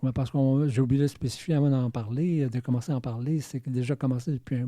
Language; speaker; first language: French; native; French